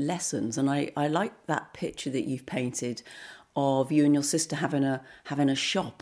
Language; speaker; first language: English; native; English